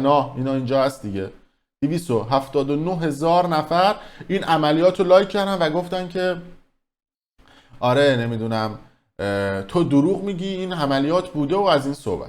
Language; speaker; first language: Persian; native; Persian